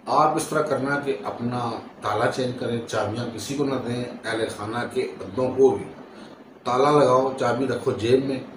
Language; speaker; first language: Urdu; non-native, local second language; Punjabi